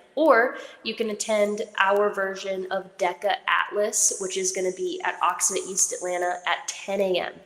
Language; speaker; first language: English; native; English